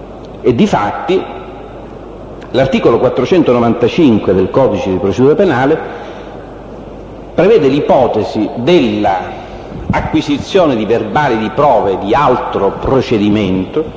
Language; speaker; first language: Italian; native; Italian